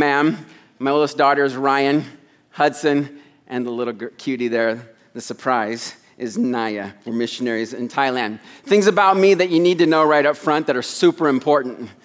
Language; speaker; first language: English; native; English